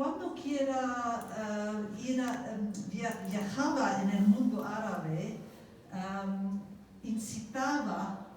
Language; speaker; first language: Spanish; non-native, fluent; English